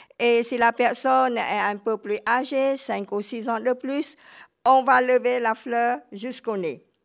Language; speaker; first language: French; non-native, fluent; Khmer